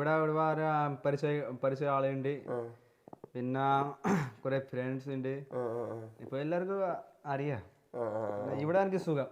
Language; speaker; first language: Malayalam; non-native, local second language; Bangla